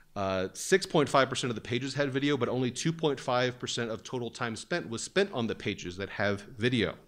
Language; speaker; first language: English; native; English